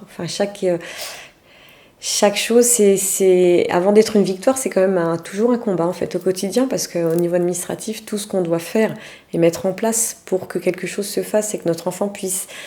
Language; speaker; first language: French; native; French